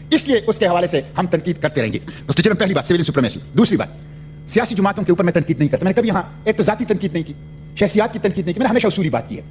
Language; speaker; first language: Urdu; non-native, local second language; Pashto